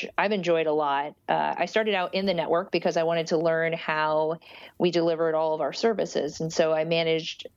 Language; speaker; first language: English; early bilingual, other home language; Portuguese